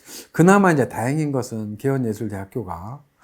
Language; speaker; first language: Korean; native; Korean